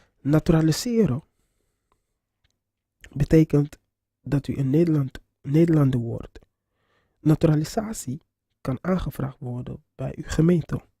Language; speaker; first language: Dutch; non-native, fluent; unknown